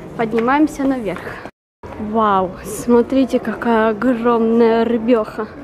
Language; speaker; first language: Russian; native; Russian